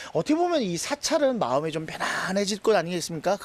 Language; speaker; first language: Korean; native; Korean